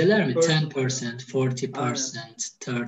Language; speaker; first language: Turkish; native; Turkish